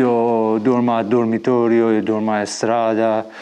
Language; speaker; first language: Italian; non-native, learner; Persian